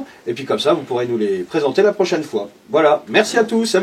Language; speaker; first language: French; native; French